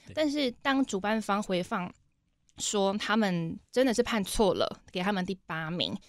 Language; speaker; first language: Chinese; native; Chinese